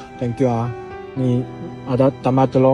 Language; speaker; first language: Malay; non-native, local second language; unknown